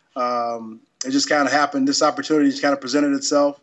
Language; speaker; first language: English; native; English